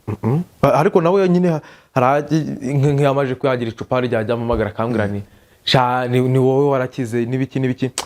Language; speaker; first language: Kinyarwanda; native; Kinyarwanda